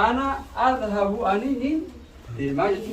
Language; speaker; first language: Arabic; non-native, fluent; Oromo